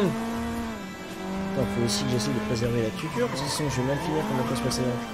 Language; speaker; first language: French; native; French